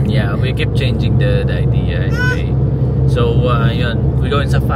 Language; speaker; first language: English; non-native, local second language; Filipino